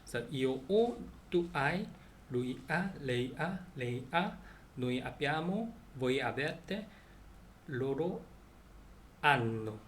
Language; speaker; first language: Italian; non-native, learner; Korean